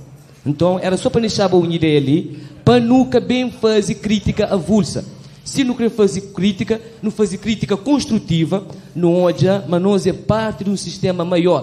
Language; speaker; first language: Portuguese; non-native, local second language; Kabuverdianu